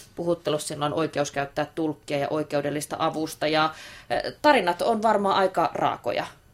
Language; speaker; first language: Finnish; native; Finnish